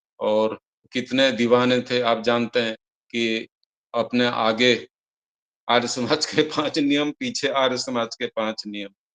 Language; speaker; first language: Hindi; non-native, local second language; Odia